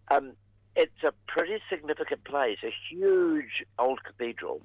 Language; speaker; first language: English; native; English